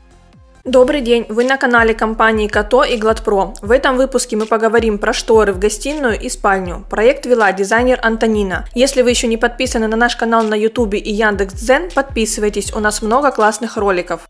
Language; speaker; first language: Russian; native; Russian